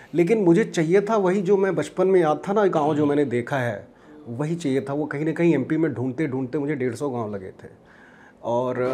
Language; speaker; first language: Hindi; native; Hindi